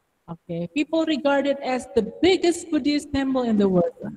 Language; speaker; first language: English; non-native, fluent; Indonesian